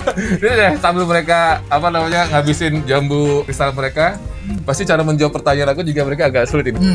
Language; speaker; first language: Indonesian; native; Indonesian